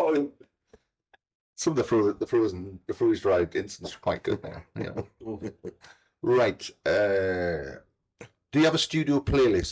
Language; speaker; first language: English; native; English